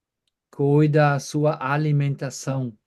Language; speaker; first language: Portuguese; non-native, fluent; German